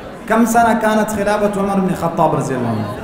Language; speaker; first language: Arabic; non-native, fluent; Urdu